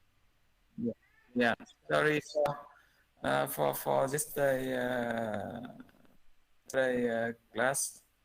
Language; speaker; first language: English; non-native, learner; Vietnamese